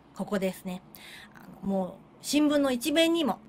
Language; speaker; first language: Japanese; native; Japanese